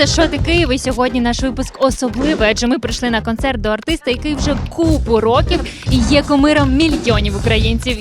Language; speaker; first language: Ukrainian; native; Ukrainian